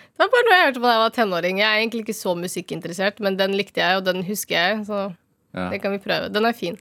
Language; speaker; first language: Norwegian; early bilingual, other home language; Somali